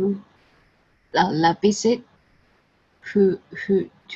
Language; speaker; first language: French; non-native, learner; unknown